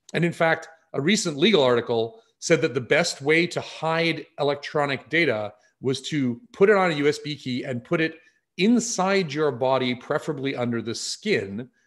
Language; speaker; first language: English; native; English